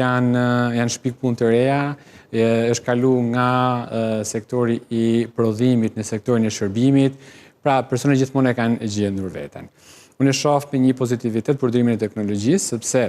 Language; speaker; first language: Albanian; native; Albanian